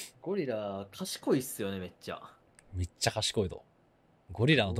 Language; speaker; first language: Japanese; native; Japanese